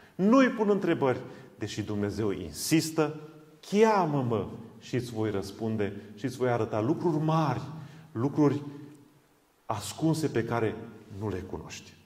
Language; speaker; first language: Romanian; non-native, local second language; Hungarian